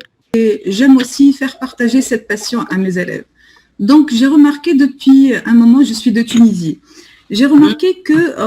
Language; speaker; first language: French; non-native, local second language; Arabic